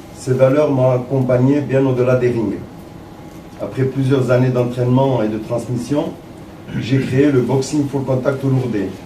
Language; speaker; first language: French; early bilingual, other home language; Arabic